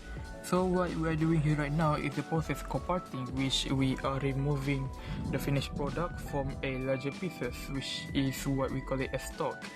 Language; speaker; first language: English; non-native, local second language; Malay